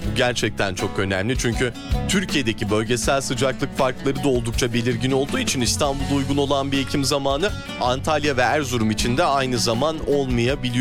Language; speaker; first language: Turkish; native; Turkish